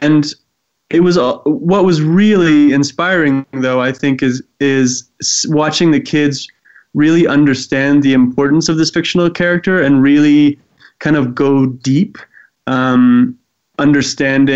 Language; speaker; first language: English; native; English